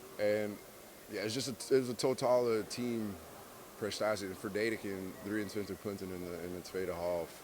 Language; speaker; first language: Dutch; non-native, fluent; English